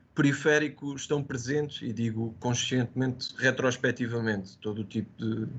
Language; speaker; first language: Portuguese; native; Portuguese